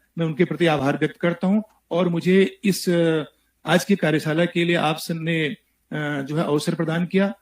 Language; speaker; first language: Hindi; native; Hindi